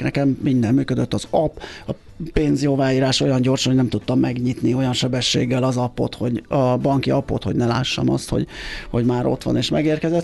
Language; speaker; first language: Hungarian; native; Hungarian